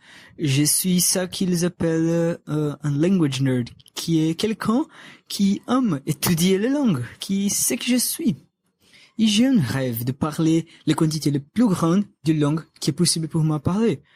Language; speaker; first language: French; non-native, learner; Portuguese